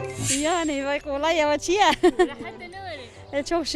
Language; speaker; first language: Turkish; non-native, local second language; Kurdish